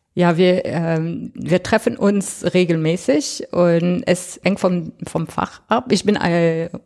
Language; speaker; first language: German; non-native, fluent; French